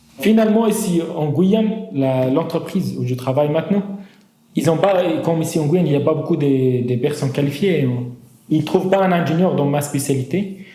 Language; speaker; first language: French; non-native, fluent; Arabic